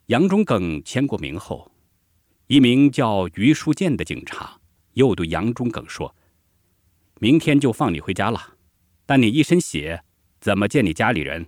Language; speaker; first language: Chinese; native; Chinese